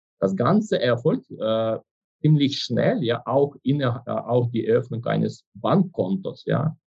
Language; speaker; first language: German; non-native, fluent; Ukrainian